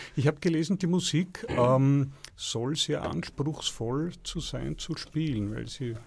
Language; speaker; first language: German; native; German